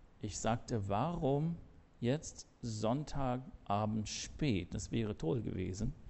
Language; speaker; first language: German; non-native, fluent; English